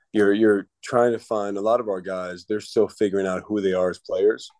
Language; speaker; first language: English; native; English